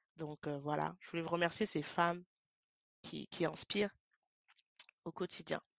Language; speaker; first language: French; native; French